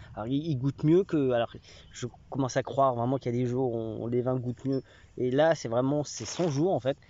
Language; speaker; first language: French; native; French